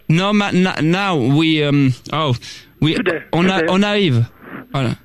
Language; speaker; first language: English; non-native, learner; French